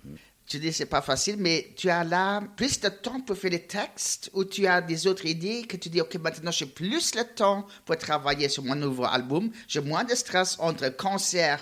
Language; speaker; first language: French; non-native, learner; Luxembourgish